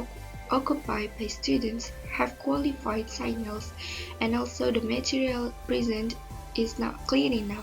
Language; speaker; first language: English; non-native, learner; Indonesian